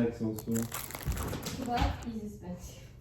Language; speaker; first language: English; non-native, learner; French